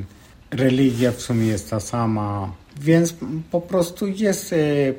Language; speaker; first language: Polish; non-native, fluent; Spanish